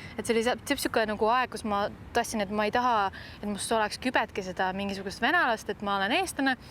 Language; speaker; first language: Estonian; non-native, local second language; Russian